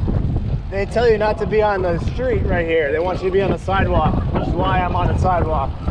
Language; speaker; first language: English; native; English